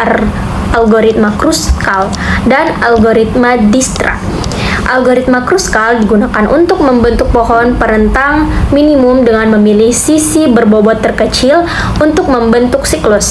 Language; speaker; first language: Indonesian; native; Indonesian